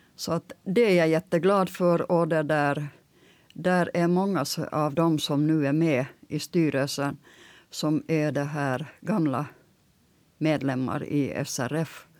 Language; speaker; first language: Swedish; native; Swedish